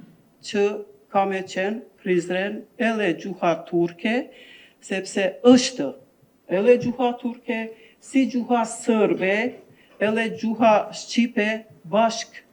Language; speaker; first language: Albanian; non-native, local second language; Turkish